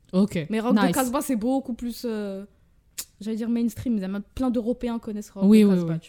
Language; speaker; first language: French; early bilingual, other home language; Arabic